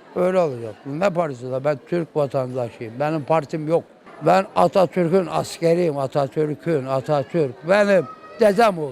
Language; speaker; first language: Turkish; native; Turkish